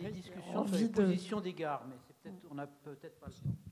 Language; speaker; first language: French; native; French